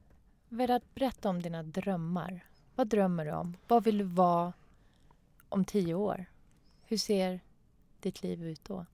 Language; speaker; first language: Swedish; non-native, fluent; Persian